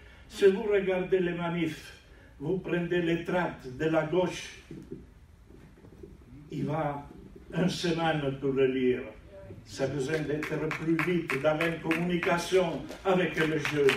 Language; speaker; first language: French; non-native, learner; Italian